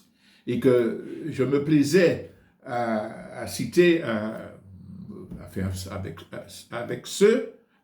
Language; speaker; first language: French; native; French